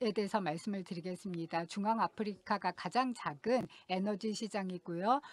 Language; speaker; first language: Korean; non-native, fluent; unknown